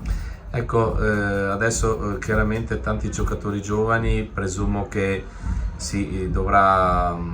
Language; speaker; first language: Italian; native; Italian